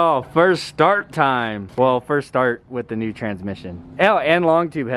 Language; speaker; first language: English; native; English